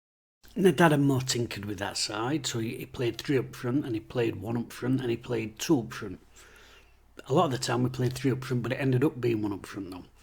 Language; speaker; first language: English; native; English